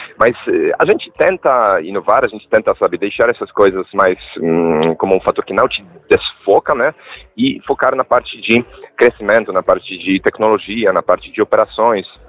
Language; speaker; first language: Portuguese; non-native, fluent; Polish